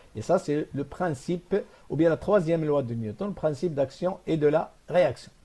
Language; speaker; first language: French; non-native, local second language; Arabic